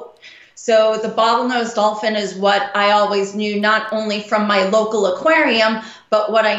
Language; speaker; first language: English; native; English